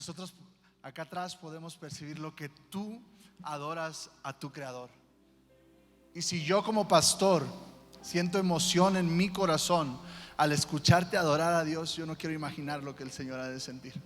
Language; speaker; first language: Spanish; native; Spanish